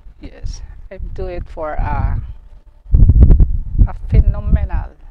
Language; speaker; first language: English; non-native, learner; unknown